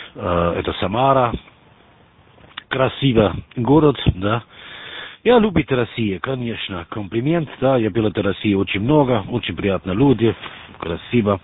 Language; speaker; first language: Russian; non-native, learner; German